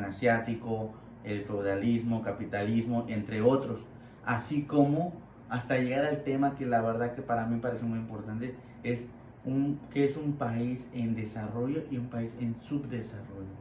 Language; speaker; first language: Spanish; native; Spanish